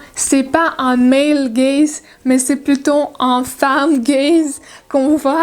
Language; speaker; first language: French; non-native, learner; Russian